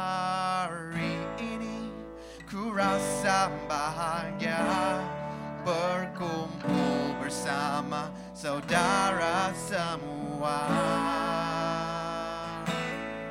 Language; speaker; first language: English; non-native, local second language; Malay